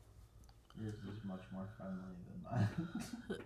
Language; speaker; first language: English; native; English